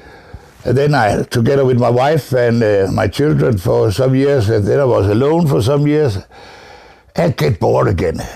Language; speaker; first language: English; non-native, fluent; Danish